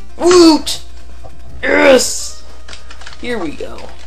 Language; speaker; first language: English; native; English